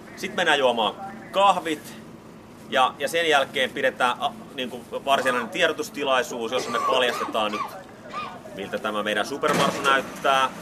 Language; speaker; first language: Finnish; native; Finnish